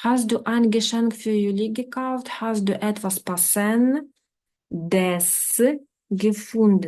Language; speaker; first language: German; non-native, fluent; Ukrainian